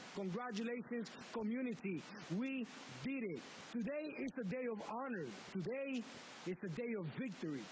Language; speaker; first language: English; early bilingual, other home language; Spanish